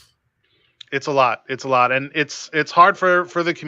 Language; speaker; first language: English; native; English